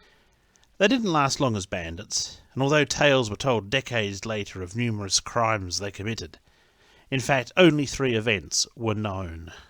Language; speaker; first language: English; native; English